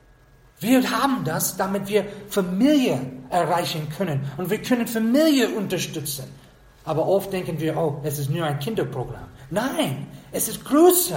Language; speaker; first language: German; non-native, fluent; English